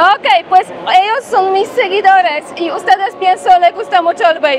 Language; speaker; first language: Spanish; non-native, fluent; Polish